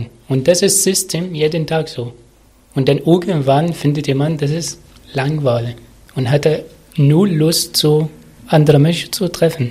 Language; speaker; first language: German; non-native, learner; Arabic